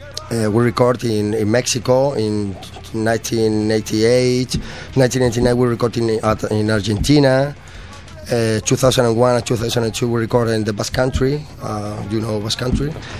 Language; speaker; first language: English; non-native, learner; Spanish